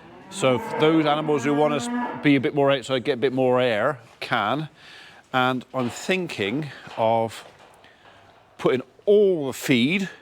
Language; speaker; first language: English; native; English